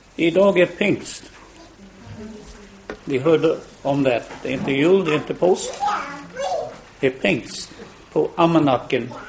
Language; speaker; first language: Swedish; non-native, fluent; English